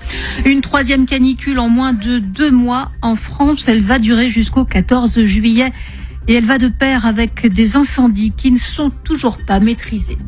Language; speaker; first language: French; native; French